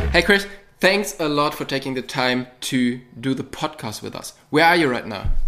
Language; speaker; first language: English; non-native, fluent; German